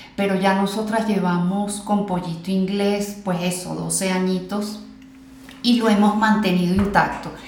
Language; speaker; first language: Spanish; native; Spanish